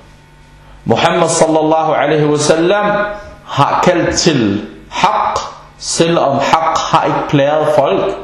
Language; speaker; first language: Danish; early bilingual, other home language; Arabic